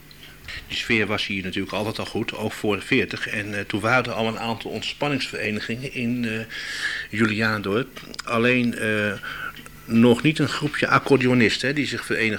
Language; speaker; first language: Dutch; native; Dutch